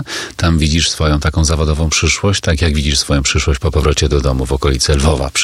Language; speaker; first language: Polish; native; Polish